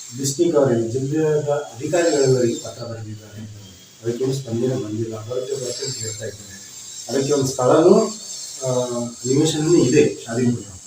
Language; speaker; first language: Kannada; non-native, local second language; Lambadi